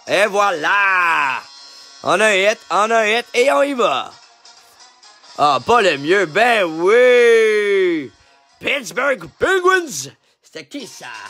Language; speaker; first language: French; native; French